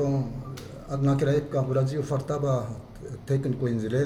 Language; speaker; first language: Portuguese; non-native, fluent; Japanese